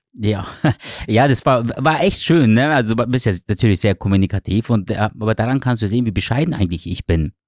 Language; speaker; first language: German; early bilingual, other home language; Turkish